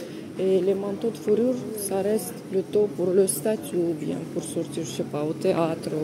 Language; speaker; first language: French; non-native, fluent; Russian